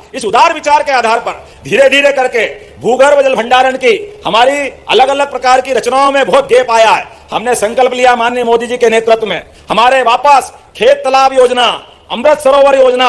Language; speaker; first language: Hindi; native; Hindi